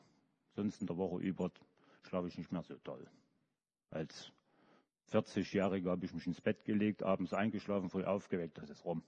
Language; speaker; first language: German; native; German